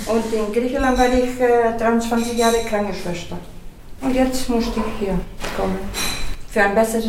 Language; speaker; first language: German; non-native, learner; Greek